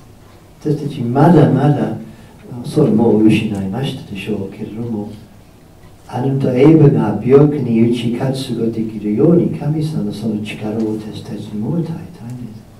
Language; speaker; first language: Japanese; non-native, fluent; English